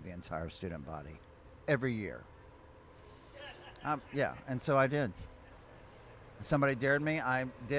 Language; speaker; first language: English; native; English